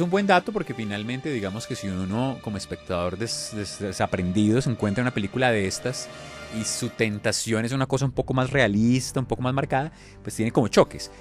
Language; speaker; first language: Spanish; native; Spanish